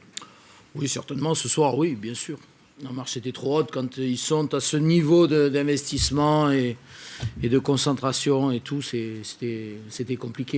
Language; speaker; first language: French; native; French